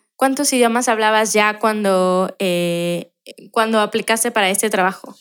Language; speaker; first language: Spanish; native; Spanish